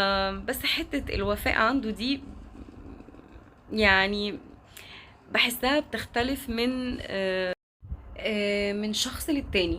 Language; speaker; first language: Arabic; native; Arabic